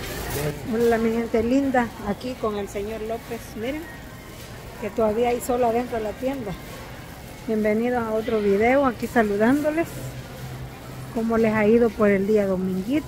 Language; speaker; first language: Spanish; native; Spanish